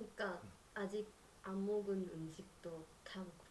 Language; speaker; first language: Korean; non-native, learner; Japanese